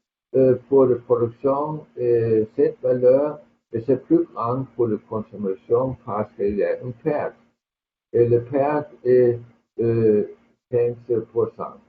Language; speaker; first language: French; non-native, fluent; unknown